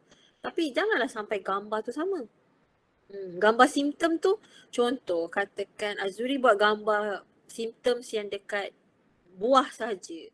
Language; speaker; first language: Malay; native; Malay